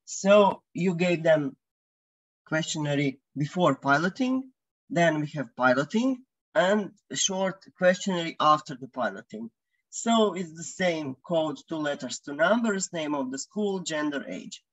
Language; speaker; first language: English; non-native, fluent; Croatian